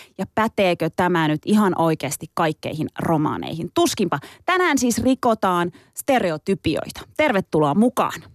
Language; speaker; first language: Finnish; early bilingual, other home language; Turkish